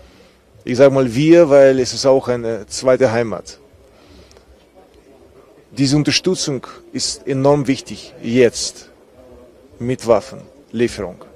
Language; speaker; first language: German; non-native, fluent; Ukrainian